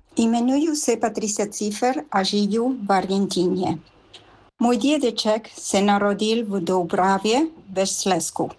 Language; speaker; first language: Czech; early bilingual, heritage; Spanish